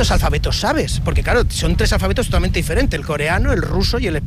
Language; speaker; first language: Spanish; native; Spanish